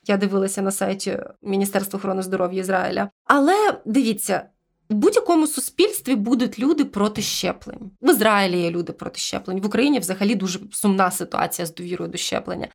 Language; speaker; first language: Ukrainian; native; Ukrainian